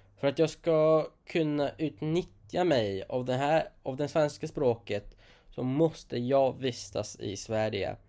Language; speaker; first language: Swedish; non-native, fluent; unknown